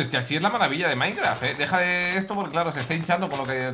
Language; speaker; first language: Spanish; native; Spanish